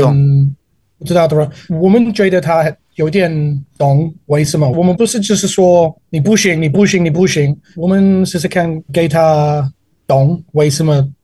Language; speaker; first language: Chinese; non-native, learner; English